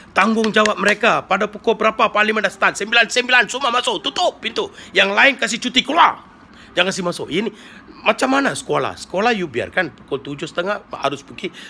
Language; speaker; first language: Malay; non-native, local second language; Tamil